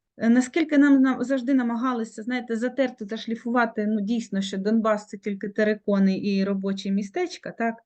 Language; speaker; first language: Ukrainian; native; Ukrainian